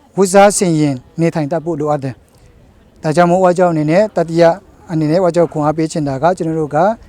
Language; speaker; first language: Burmese; non-native, local second language; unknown